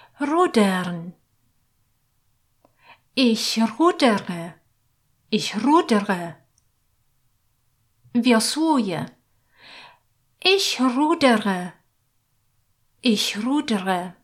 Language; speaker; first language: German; non-native, fluent; Polish